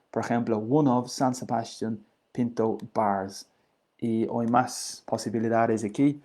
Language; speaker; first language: Spanish; non-native, learner; English